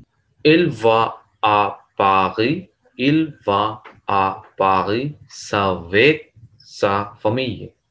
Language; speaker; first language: French; non-native, learner; Urdu